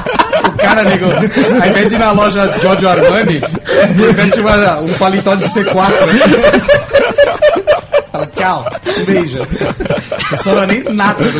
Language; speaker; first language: Portuguese; native; Portuguese